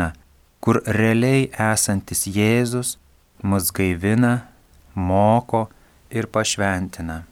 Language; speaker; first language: Lithuanian; native; Lithuanian